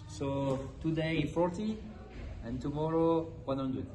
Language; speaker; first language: English; non-native, learner; Dutch